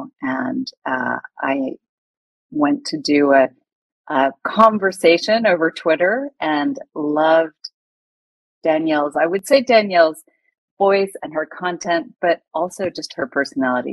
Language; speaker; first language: English; native; English